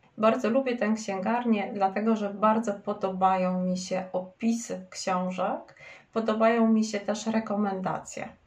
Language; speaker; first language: Polish; native; Polish